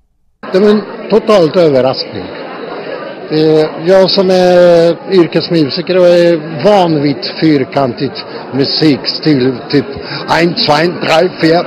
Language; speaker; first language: Swedish; non-native, fluent; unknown